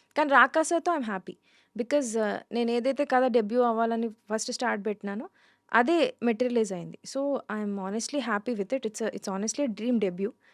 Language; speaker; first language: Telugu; native; Telugu